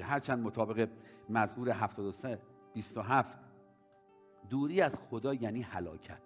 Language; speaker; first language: Persian; native; Persian